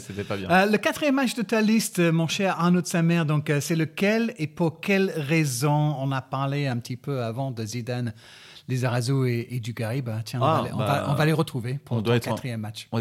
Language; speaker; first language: French; non-native, fluent; English